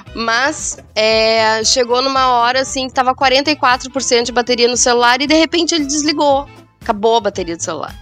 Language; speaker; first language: Portuguese; native; Portuguese